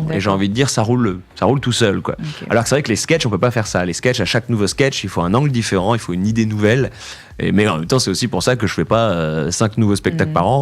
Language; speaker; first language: French; native; French